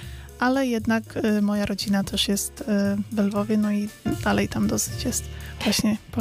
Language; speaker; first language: Polish; early bilingual, heritage; Polish